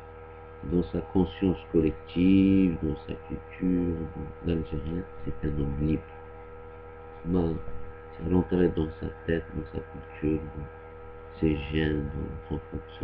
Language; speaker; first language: French; non-native, local second language; Arabic